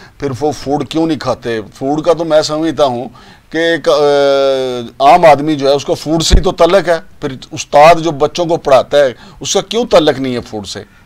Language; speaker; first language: Urdu; non-native, local second language; Punjabi